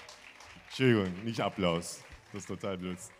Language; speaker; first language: German; non-native, fluent; Turkish